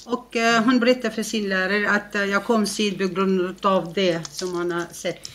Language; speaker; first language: Swedish; non-native, fluent; Arabic